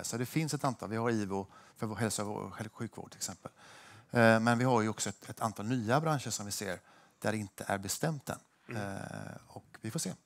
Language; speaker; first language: Swedish; native; Swedish